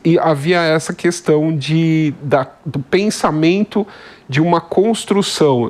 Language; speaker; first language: Portuguese; native; Portuguese